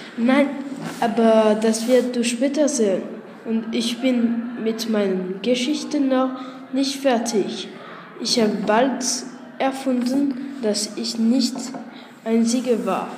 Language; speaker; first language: German; non-native, learner; French